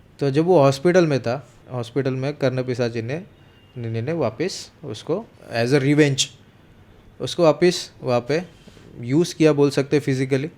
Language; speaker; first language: Hindi; non-native, local second language; Marathi